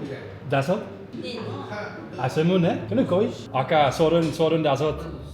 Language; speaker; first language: Korean; non-native, learner; Dutch